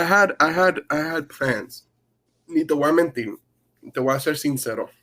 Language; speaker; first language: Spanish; early bilingual, heritage; Spanish